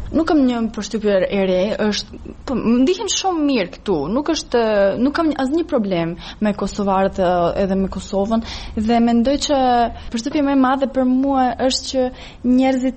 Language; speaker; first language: Albanian; non-native, fluent; Serbian